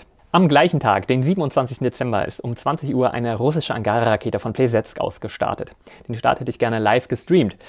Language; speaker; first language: German; native; German